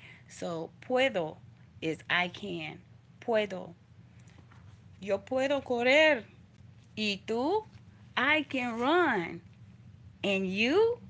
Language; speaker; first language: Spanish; non-native, learner; English